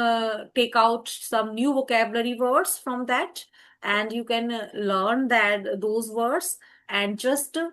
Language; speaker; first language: English; non-native, fluent; Hindi